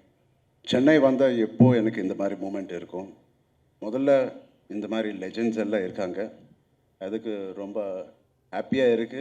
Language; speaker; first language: Tamil; non-native, local second language; Telugu